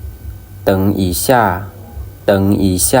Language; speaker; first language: Chinese; non-native, fluent; Lao